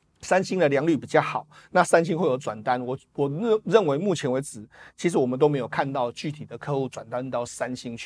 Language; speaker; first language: Chinese; native; Chinese